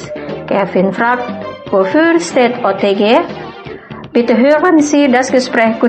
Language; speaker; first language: German; non-native, fluent; Indonesian